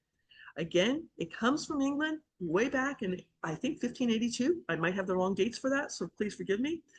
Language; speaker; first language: English; native; English